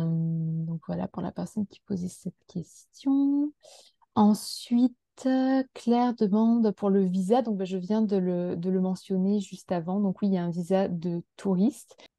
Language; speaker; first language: French; native; French